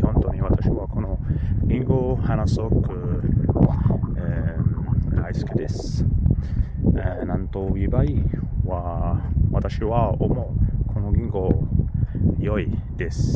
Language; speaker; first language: German; non-native, learner; Arabic